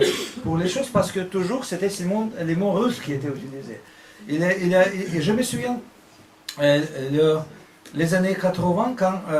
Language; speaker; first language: French; non-native, fluent; Russian